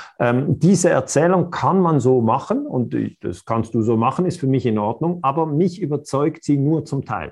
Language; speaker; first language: German; native; German